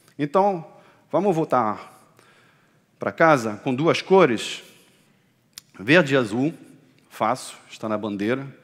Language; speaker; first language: Portuguese; non-native, fluent; French